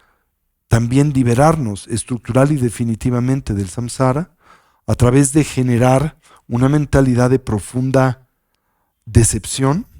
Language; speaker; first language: Spanish; native; Spanish